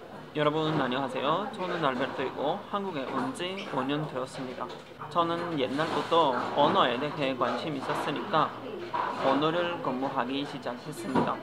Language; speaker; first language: Korean; non-native, learner; Spanish